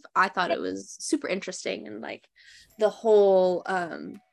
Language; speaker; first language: English; native; English